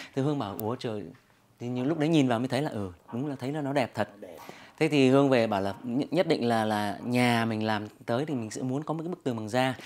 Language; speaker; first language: Vietnamese; native; Vietnamese